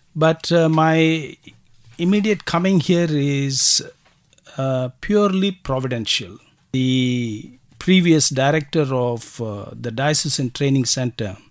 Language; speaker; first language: English; non-native, local second language; Tamil